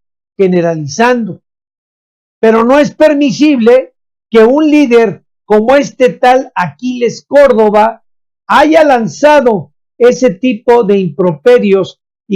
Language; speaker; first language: Spanish; native; Spanish